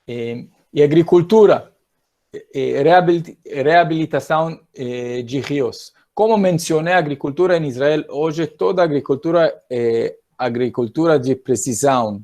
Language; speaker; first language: Portuguese; non-native, fluent; Hebrew